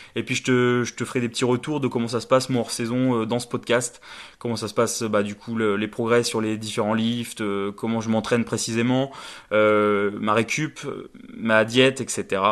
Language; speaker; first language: French; native; French